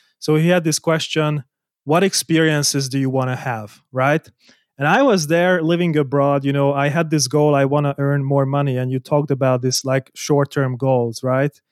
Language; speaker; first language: English; non-native, fluent; Hungarian